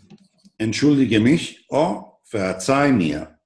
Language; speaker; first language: German; non-native, fluent; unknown